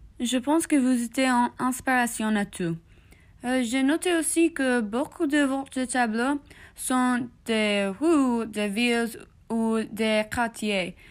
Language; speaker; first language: French; non-native, learner; English